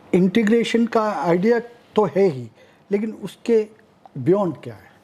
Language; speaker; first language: Hindi; native; Hindi